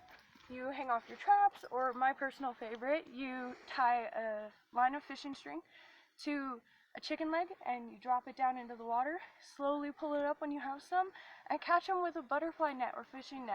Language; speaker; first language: English; native; English